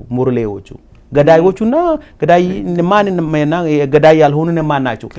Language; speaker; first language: Amharic; non-native, local second language; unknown